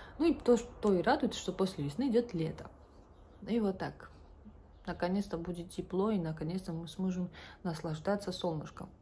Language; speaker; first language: Russian; non-native, local second language; Georgian